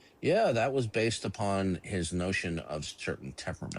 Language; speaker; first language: English; native; English